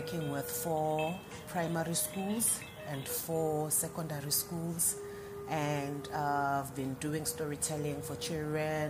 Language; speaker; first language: English; non-native, local second language; Zulu